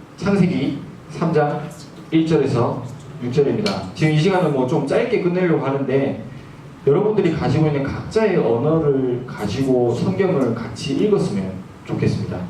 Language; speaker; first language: Korean; non-native, fluent; Japanese